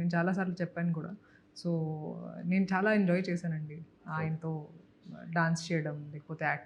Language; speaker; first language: Telugu; non-native, local second language; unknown